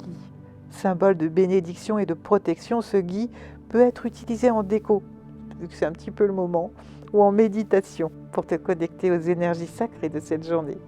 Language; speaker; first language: French; native; French